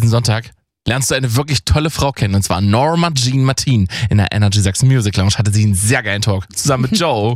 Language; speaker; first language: German; native; German